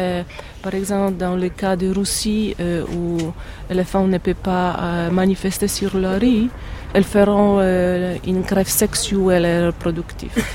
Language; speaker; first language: French; non-native, fluent; Polish